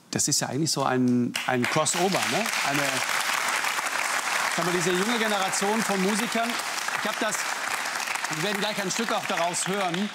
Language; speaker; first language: German; native; German